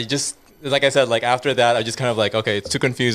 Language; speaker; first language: English; non-native, local second language; Cebuano